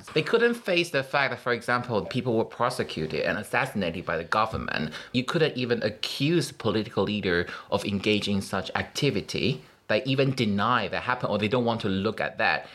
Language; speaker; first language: English; non-native, fluent; Chinese